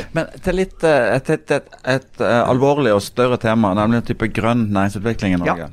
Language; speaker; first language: Norwegian; native; Norwegian